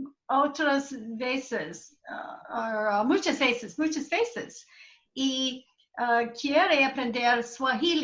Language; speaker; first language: Spanish; non-native, learner; English